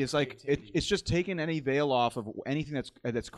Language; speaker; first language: English; native; English